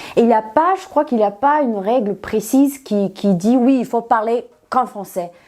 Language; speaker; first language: French; non-native, fluent; Serbian